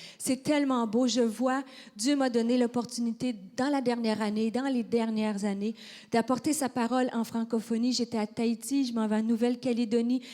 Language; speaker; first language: French; native; French